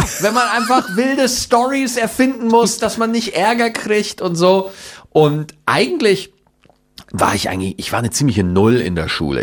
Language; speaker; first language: German; native; German